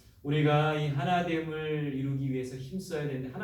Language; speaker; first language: Korean; native; Korean